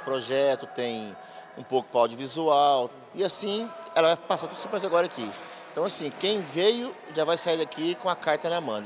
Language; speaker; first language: Portuguese; native; Portuguese